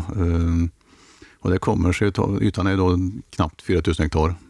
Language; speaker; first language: Swedish; native; Swedish